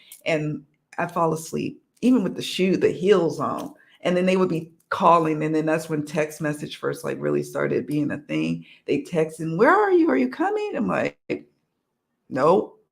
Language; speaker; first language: English; native; English